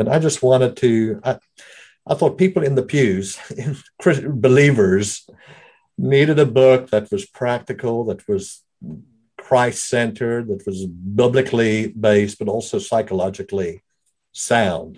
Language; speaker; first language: English; native; English